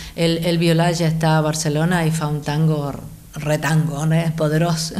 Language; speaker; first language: Catalan; non-native, fluent; Spanish